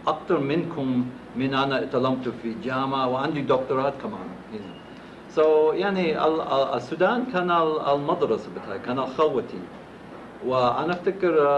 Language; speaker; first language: Arabic; non-native, fluent; English